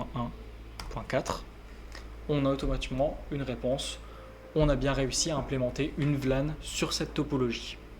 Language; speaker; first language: French; native; French